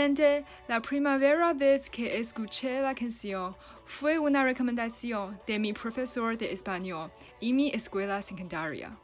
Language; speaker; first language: Spanish; non-native, learner; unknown